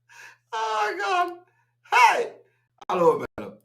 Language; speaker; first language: English; non-native, local second language; Igbo